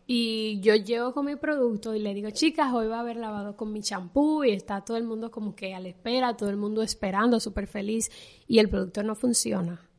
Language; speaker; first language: Spanish; native; Spanish